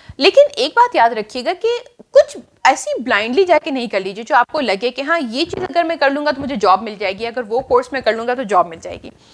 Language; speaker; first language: Urdu; native; Urdu